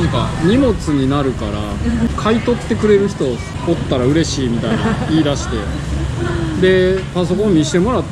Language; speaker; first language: Japanese; native; Japanese